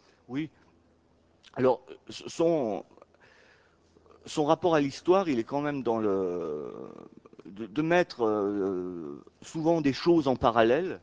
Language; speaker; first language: French; native; French